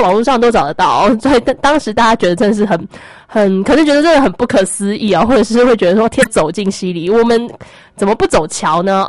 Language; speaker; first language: Chinese; native; Chinese